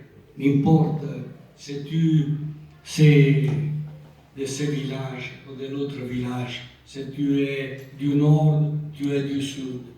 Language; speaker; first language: French; non-native, local second language; Italian